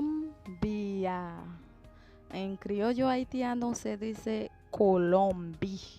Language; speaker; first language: Spanish; non-native, fluent; Haitian Creole